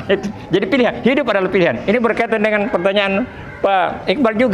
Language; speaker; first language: Indonesian; native; Indonesian